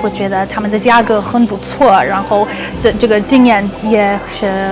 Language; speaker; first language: Chinese; non-native, learner; English